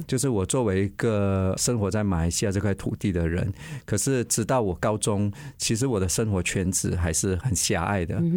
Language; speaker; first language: Chinese; native; Chinese